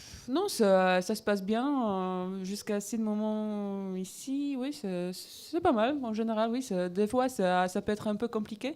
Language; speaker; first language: French; non-native, learner; Polish